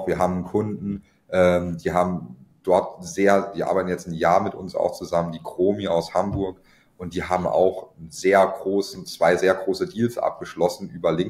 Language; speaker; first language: German; native; German